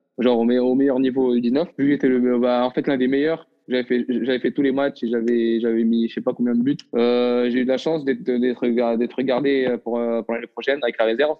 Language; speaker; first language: French; non-native, local second language; Arabic